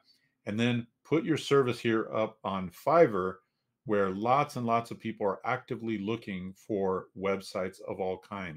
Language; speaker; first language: English; native; English